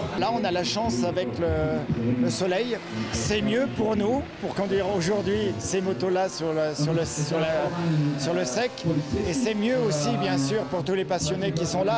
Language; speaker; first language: French; native; French